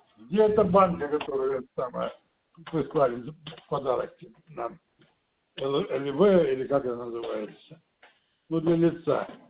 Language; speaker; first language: Russian; native; Russian